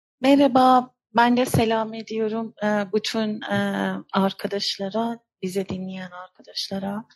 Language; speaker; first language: Turkish; non-native, fluent; Persian